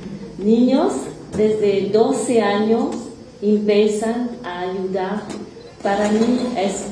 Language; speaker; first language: Spanish; non-native, fluent; French